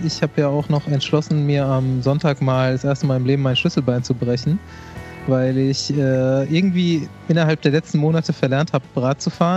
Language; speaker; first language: German; native; German